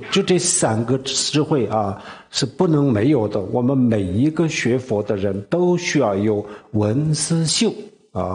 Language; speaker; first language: Chinese; non-native, local second language; Tibetan